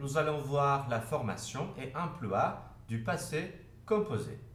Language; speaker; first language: French; non-native, fluent; Turkish